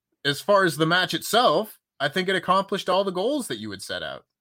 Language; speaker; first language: English; native; English